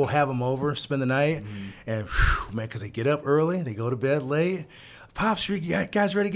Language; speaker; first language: English; native; English